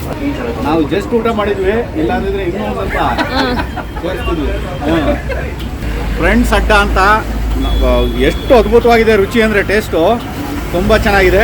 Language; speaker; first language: Kannada; native; Kannada